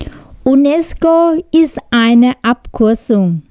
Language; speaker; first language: German; non-native, learner; Thai